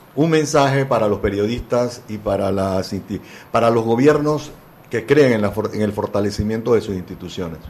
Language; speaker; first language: Spanish; native; Spanish